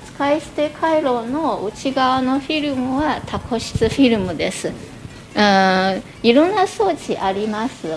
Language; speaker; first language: Japanese; non-native, fluent; Chinese